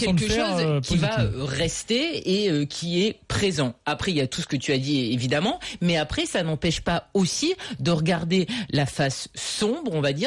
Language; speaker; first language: French; native; French